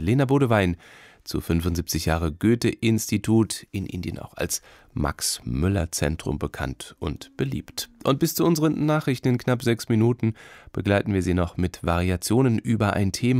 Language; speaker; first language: German; native; German